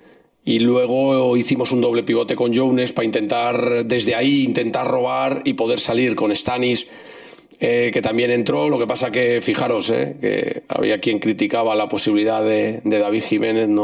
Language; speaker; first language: Spanish; native; Spanish